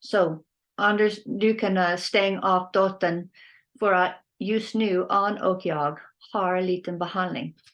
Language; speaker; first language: Swedish; non-native, learner; English